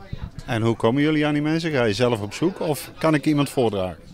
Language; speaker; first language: Dutch; native; Dutch